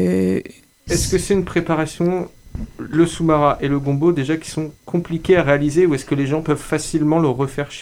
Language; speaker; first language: French; native; French